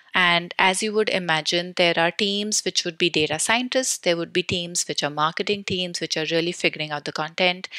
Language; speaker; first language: English; non-native, local second language; Hindi